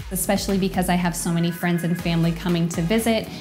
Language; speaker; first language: English; native; English